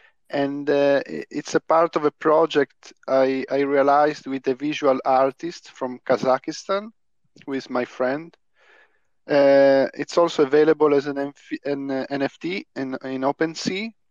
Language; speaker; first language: English; non-native, fluent; Italian